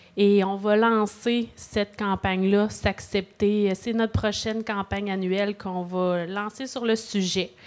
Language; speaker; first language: French; native; French